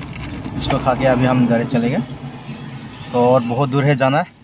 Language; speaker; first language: Hindi; non-native, local second language; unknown